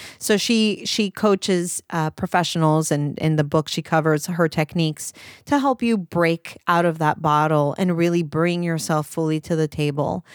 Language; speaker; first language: English; native; English